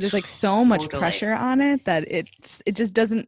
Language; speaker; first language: English; native; English